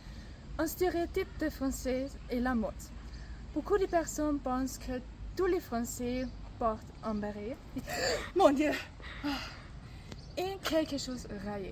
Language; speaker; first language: French; non-native, learner; German